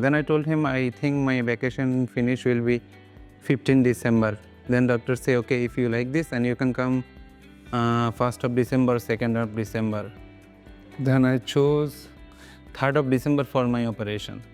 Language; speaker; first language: English; non-native, local second language; Bangla